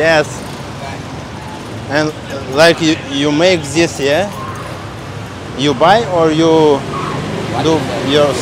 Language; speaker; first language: English; non-native, learner; Russian